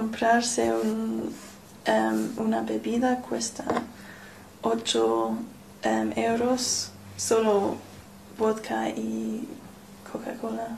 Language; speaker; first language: Spanish; non-native, learner; English